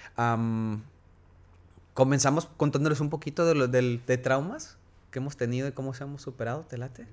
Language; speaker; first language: Spanish; native; Spanish